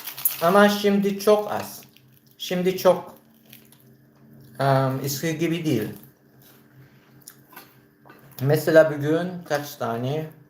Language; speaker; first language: Turkish; non-native, learner; Filipino